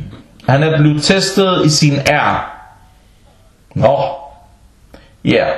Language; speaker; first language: Danish; non-native, local second language; Arabic